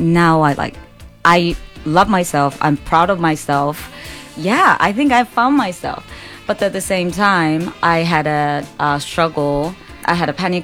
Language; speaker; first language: English; non-native, fluent; Japanese